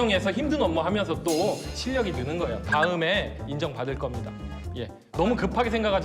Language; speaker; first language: Korean; native; Korean